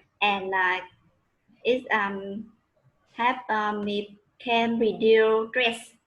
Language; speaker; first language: English; non-native, learner; Vietnamese